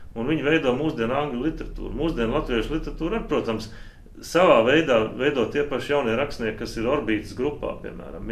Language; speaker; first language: Latvian; native; Latvian